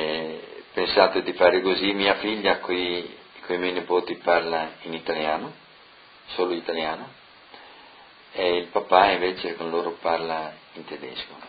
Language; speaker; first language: Italian; non-native, local second language; Friulian